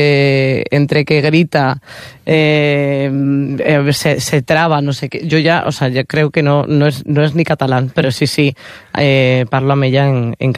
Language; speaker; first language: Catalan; non-native, learner; Spanish